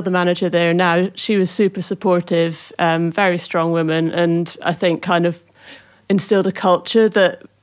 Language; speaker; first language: English; native; English